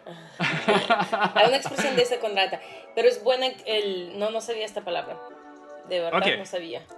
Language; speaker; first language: Spanish; non-native, fluent; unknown